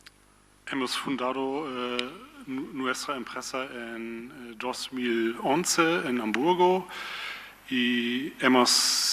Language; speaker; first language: Spanish; non-native, learner; German